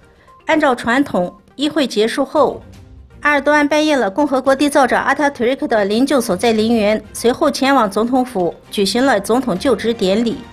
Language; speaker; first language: Chinese; non-native, local second language; Uyghur